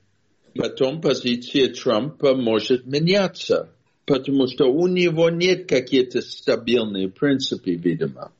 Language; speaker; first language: Russian; non-native, fluent; English